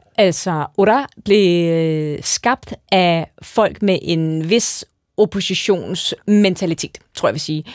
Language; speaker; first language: Danish; native; Danish